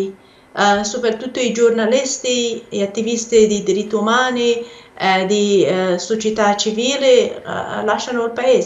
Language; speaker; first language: Italian; non-native, fluent; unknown